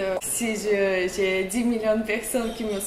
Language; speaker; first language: French; non-native, learner; Russian